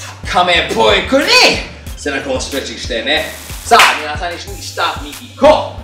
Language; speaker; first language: Japanese; non-native, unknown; English